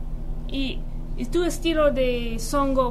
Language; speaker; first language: Spanish; non-native, learner; English